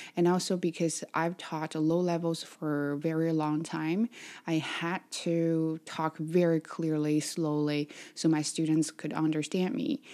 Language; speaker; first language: English; non-native, fluent; Chinese